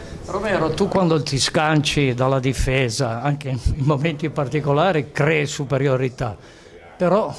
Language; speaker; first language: Italian; native; Italian